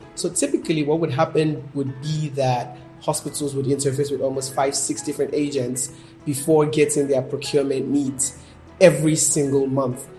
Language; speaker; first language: English; non-native, local second language; Yoruba